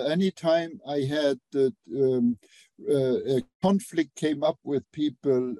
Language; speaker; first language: English; non-native, fluent; Luxembourgish